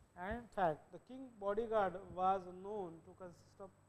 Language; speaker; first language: English; non-native, local second language; Marathi